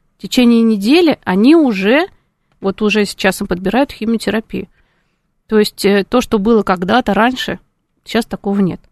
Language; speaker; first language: Russian; native; Russian